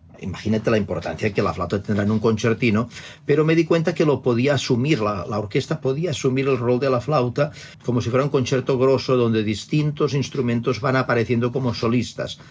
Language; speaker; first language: Spanish; non-native, local second language; Catalan